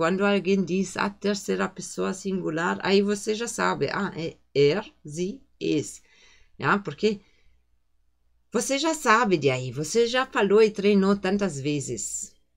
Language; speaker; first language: Portuguese; non-native, fluent; German